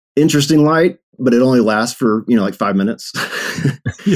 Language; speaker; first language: English; native; English